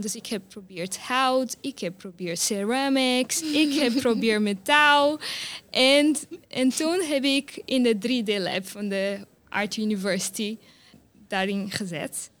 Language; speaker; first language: Dutch; non-native, learner; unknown